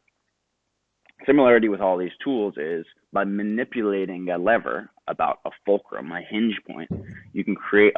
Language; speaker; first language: English; native; English